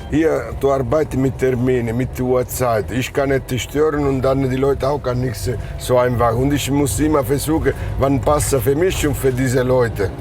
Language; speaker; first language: German; non-native, learner; Italian